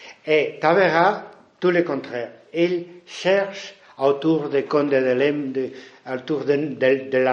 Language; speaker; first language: French; non-native, fluent; Spanish